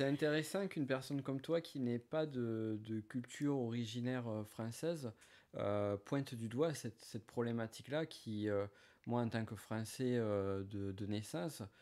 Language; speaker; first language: French; native; French